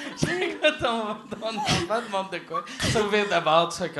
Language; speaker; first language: French; native; French